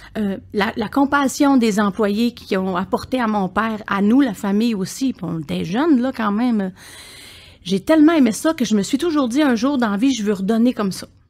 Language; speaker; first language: French; native; French